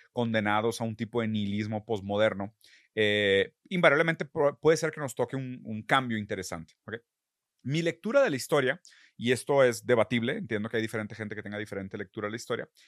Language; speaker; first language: Spanish; early bilingual, other home language; Portuguese